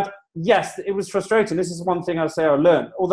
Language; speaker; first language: English; native; English